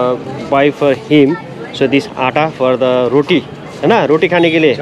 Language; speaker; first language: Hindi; non-native, learner; Nepali